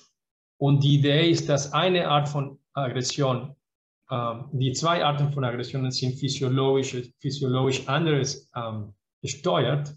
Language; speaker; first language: German; non-native, fluent; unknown